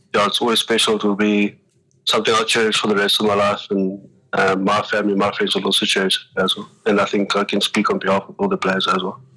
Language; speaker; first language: English; native; English